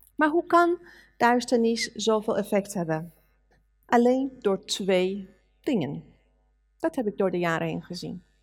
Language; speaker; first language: Dutch; non-native, fluent; Persian